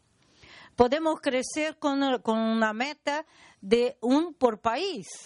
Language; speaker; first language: Spanish; non-native, learner; Portuguese